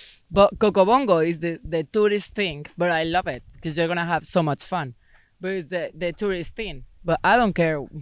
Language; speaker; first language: English; non-native, fluent; Spanish